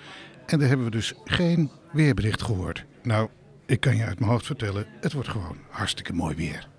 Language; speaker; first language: Dutch; native; Dutch